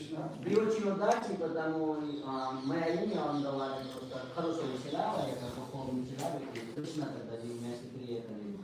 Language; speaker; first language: Russian; non-native, learner; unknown